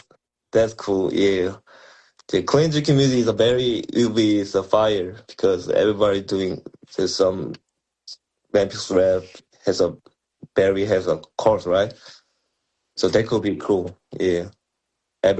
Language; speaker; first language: English; non-native, learner; Korean